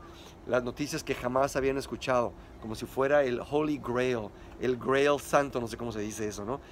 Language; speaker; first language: Spanish; native; Spanish